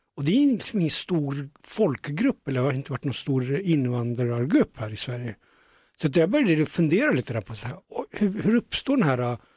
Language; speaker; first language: Swedish; early bilingual, other home language; Punjabi